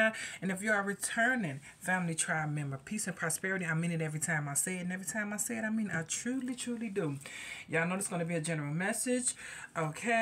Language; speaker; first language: English; native; English